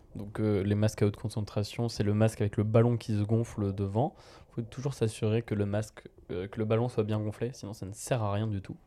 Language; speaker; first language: French; native; French